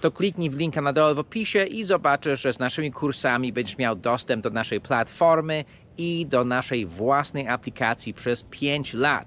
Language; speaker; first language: Polish; non-native, fluent; English